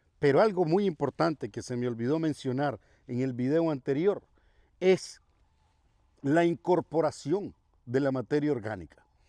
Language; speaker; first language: Spanish; native; Spanish